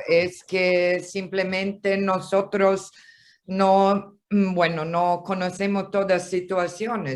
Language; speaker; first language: Spanish; non-native, fluent; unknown